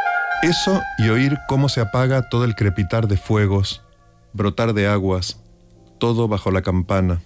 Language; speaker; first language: Spanish; native; Spanish